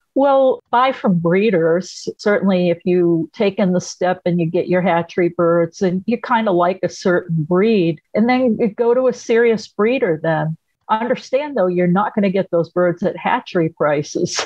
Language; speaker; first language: English; native; English